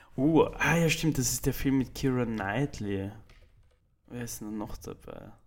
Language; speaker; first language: German; native; German